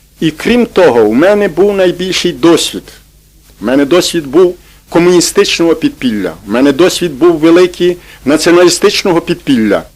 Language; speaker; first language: Ukrainian; native; Ukrainian